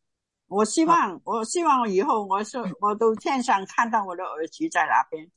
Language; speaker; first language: Chinese; non-native, local second language; Cantonese